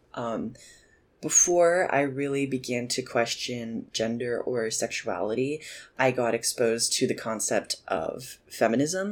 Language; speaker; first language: English; native; English